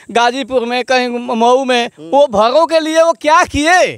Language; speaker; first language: Hindi; native; Hindi